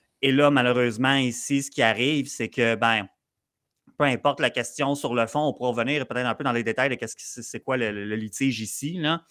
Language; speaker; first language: French; native; French